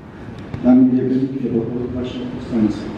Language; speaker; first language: Polish; native; Polish